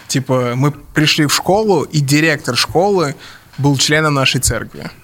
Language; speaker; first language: Russian; early bilingual, other home language; English